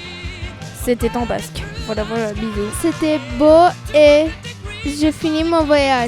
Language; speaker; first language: French; non-native, learner; Azerbaijani